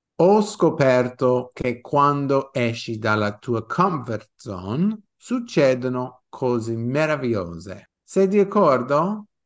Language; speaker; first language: Italian; non-native, learner; English